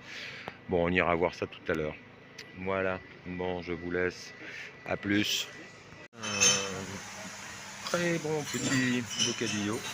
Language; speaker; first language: French; native; French